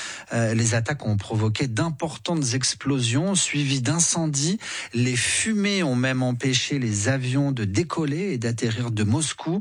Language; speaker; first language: French; native; French